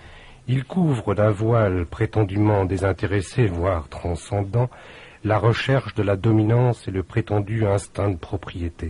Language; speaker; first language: French; native; French